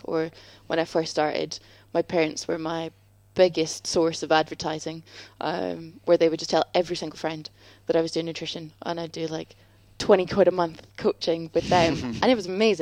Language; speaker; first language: English; native; English